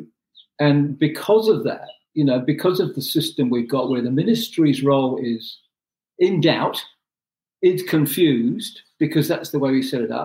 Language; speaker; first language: English; non-native, local second language; Urdu